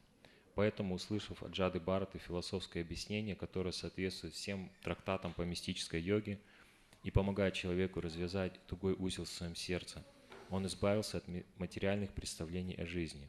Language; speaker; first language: Russian; native; Russian